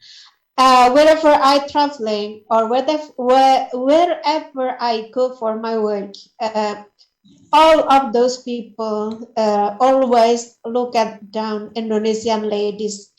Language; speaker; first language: English; non-native, learner; Indonesian